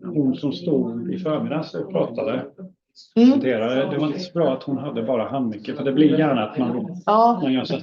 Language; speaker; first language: Swedish; native; Swedish